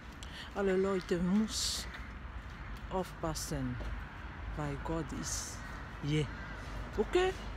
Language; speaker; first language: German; non-native, learner; French